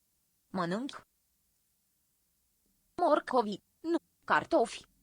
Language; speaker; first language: Romanian; non-native, learner; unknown